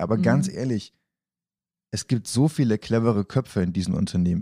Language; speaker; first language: German; native; German